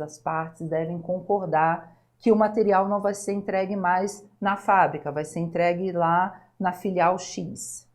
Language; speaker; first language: Portuguese; native; Portuguese